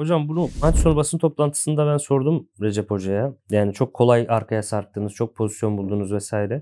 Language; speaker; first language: Turkish; native; Turkish